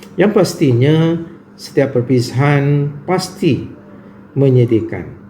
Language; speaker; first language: Malay; native; Malay